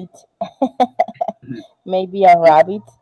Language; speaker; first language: English; non-native, learner; Spanish